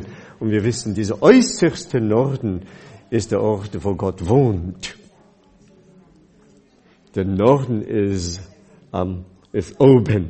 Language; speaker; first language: German; non-native, fluent; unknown